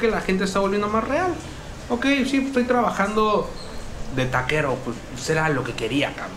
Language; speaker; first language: Spanish; native; Spanish